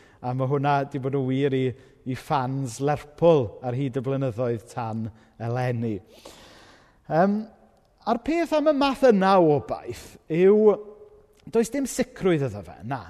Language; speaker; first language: Welsh; native; Welsh